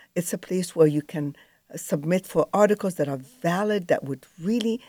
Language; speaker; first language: English; non-native, fluent; Arabic